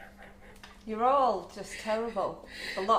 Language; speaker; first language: English; native; English